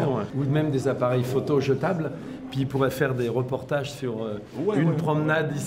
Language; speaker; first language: French; native; French